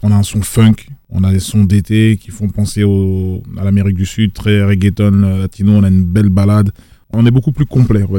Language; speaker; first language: French; native; French